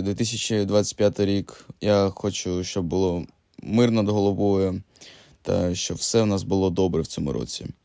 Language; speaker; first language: Ukrainian; native; Ukrainian